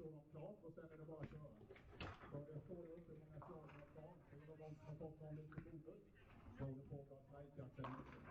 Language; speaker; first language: Swedish; native; Swedish